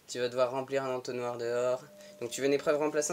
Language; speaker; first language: French; native; French